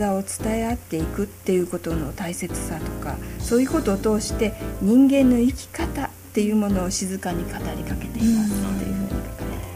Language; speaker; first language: Japanese; native; Japanese